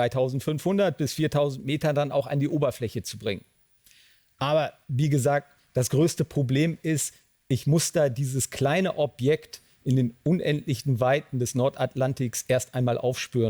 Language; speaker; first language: German; native; German